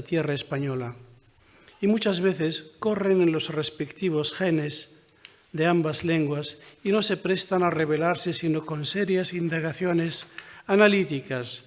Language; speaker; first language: Spanish; non-native, fluent; Arabic